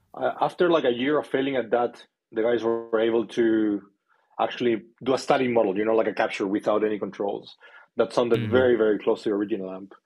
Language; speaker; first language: English; non-native, fluent; Spanish